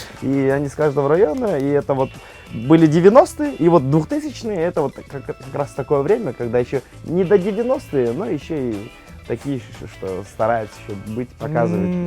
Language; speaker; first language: Russian; native; Russian